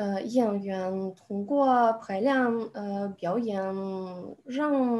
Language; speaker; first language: Chinese; non-native, learner; Russian